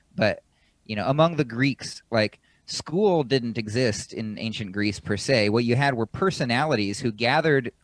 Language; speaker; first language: English; native; English